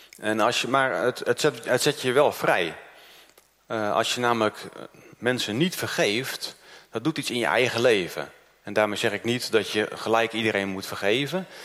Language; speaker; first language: Dutch; early bilingual, other home language; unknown